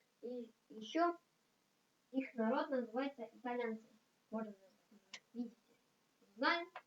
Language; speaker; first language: Russian; non-native, local second language; Kazakh